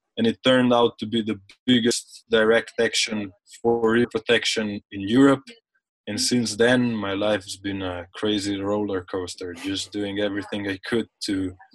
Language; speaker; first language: English; non-native, fluent; Slovenian